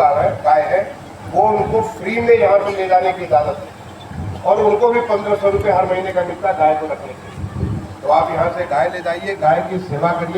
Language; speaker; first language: Hindi; native; Hindi